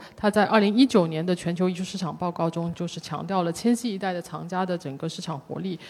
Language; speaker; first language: Chinese; native; Chinese